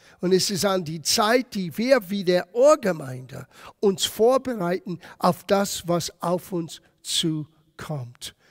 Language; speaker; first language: German; non-native, fluent; English